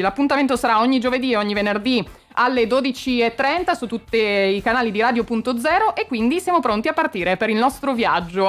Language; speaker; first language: Italian; native; Italian